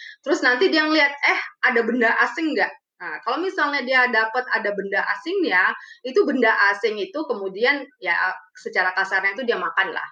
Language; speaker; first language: Indonesian; early bilingual, other home language; Romanian